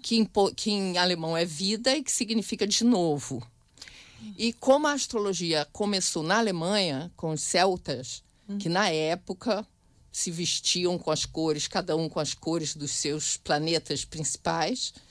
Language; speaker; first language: Portuguese; native; Portuguese